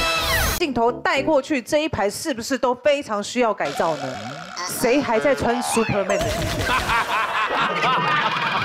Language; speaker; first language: Chinese; native; Chinese